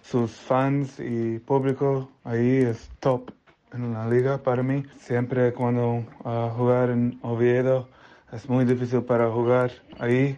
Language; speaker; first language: Spanish; non-native, learner; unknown